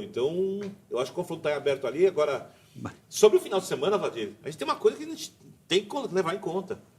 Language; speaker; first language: Portuguese; native; Portuguese